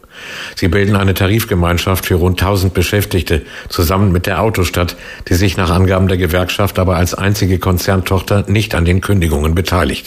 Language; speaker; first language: German; native; German